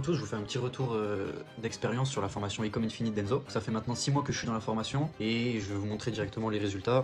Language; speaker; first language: French; native; French